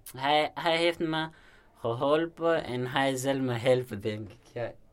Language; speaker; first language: Dutch; non-native, learner; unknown